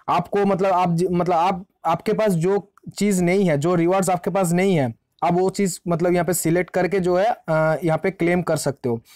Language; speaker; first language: Hindi; native; Hindi